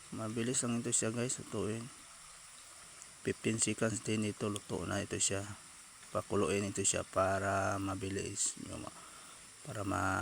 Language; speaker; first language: Filipino; non-native, local second language; Cebuano